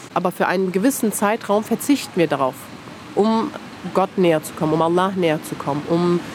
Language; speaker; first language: German; native; German